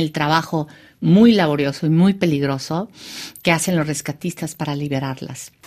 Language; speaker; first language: Spanish; native; Spanish